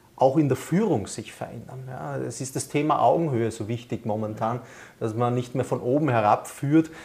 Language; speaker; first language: German; native; German